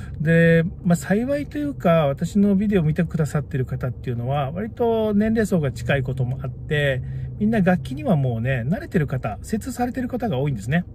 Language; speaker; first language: Japanese; native; Japanese